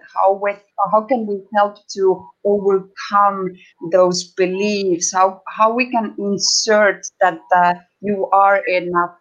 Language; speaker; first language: English; non-native, fluent; Estonian